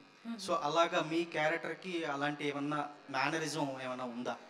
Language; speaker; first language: Telugu; native; Telugu